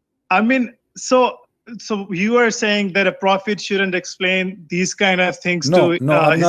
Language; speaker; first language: English; non-native, fluent; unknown